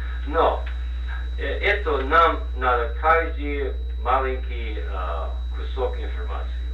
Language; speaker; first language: Russian; non-native, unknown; English